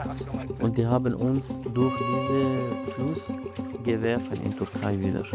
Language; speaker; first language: German; non-native, learner; Arabic